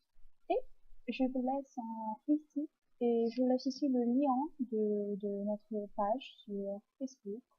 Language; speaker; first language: French; non-native, fluent; Portuguese